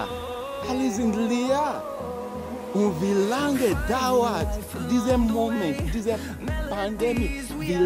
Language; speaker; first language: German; non-native, learner; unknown